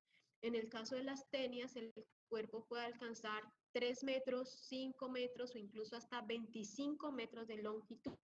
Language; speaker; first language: Spanish; native; Spanish